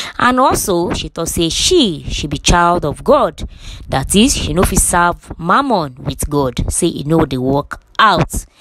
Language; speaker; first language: Nigerian Pidgin; non-native, local second language; Yoruba